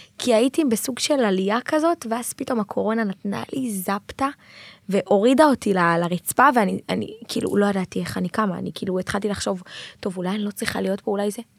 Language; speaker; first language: Hebrew; native; Hebrew